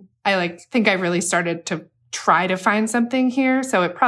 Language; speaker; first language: English; native; English